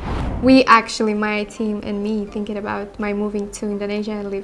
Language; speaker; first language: English; non-native, learner; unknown